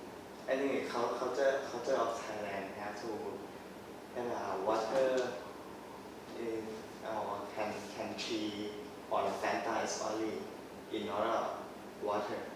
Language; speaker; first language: English; non-native, learner; Thai